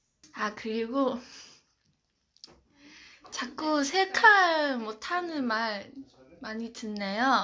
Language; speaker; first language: Korean; non-native, local second language; Chinese